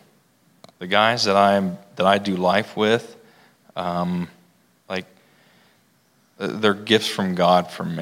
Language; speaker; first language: English; native; English